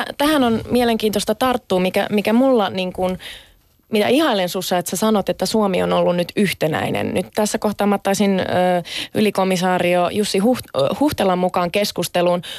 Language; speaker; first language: Finnish; early bilingual, other home language; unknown